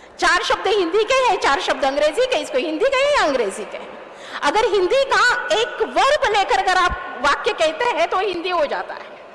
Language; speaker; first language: Hindi; non-native, local second language; Kannada